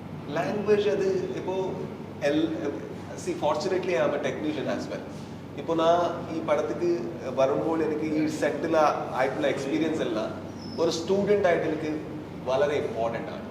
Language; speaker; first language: Malayalam; non-native, learner; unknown